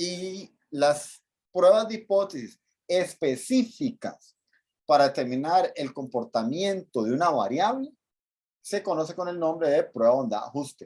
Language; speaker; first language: Spanish; native; Spanish